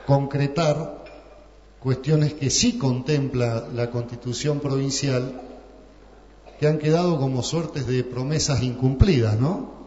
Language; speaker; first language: Spanish; native; Spanish